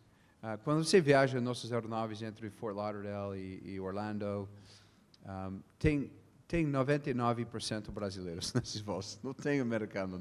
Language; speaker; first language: Portuguese; non-native, fluent; English